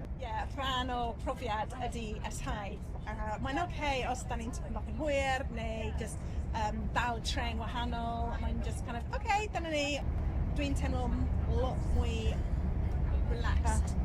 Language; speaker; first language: Welsh; non-native, learner; English